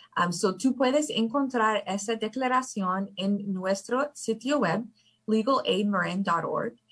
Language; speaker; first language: Spanish; early bilingual, heritage; English